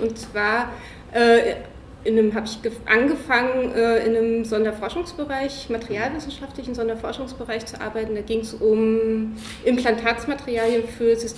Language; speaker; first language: German; native; German